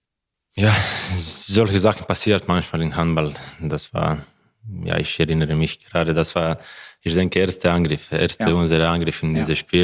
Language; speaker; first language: German; non-native, learner; Croatian